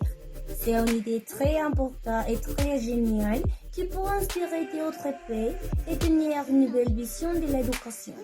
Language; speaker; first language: French; non-native, learner; Spanish